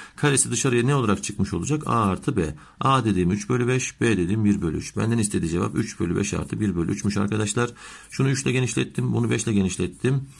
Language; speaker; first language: Turkish; native; Turkish